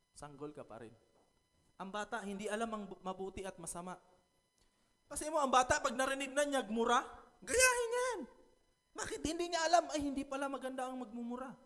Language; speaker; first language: Filipino; non-native, local second language; Cebuano